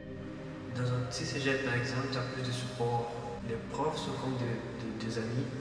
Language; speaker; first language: French; non-native, fluent; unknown